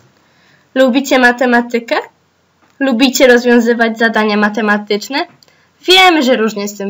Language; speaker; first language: Polish; native; Polish